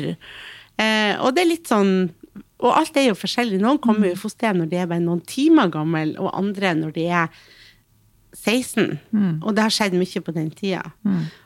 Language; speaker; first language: Norwegian; native; Norwegian